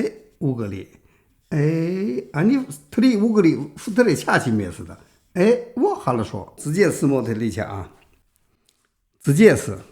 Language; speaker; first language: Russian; non-native, learner; Chinese